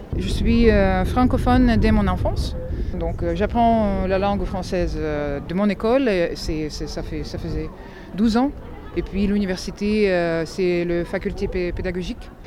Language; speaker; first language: French; non-native, fluent; Russian